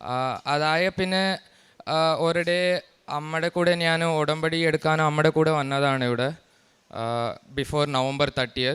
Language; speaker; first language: Malayalam; early bilingual, heritage; Malayalam